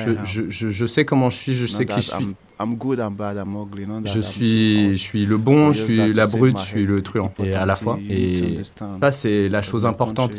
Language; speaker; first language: French; non-native, learner; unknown